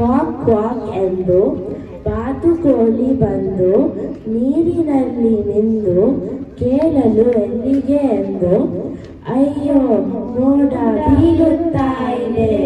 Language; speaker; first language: Kannada; early bilingual, heritage; Kannada